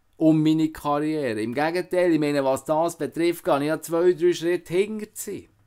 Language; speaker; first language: German; native; German